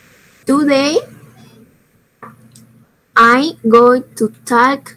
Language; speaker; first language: English; non-native, learner; Spanish